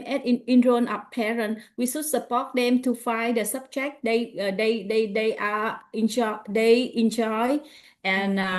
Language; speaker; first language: English; non-native, learner; Vietnamese